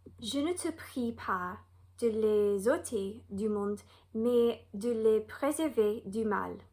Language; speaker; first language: French; non-native, fluent; English